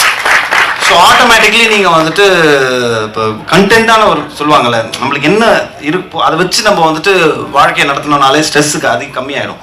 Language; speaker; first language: Tamil; native; Tamil